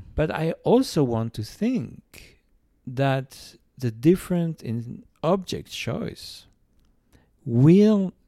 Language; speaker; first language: English; non-native, fluent; French